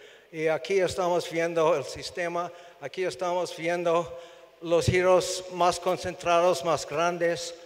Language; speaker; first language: Spanish; non-native, fluent; English